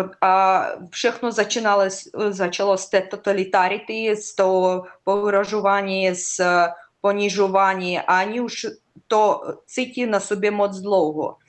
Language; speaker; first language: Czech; non-native, learner; Russian